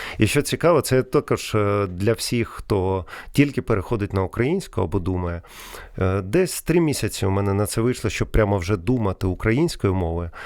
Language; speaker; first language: Ukrainian; non-native, local second language; Russian